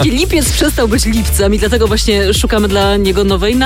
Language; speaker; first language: Polish; native; Polish